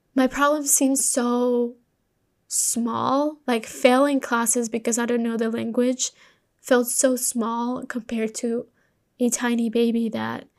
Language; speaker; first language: English; early bilingual, other home language; Spanish